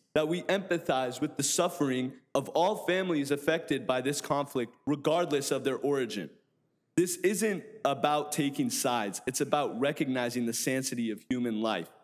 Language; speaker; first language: English; native; English